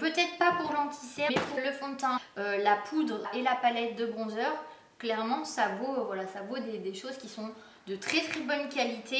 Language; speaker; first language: French; native; French